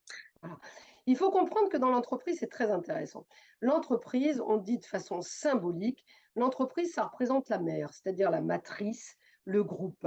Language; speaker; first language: French; native; French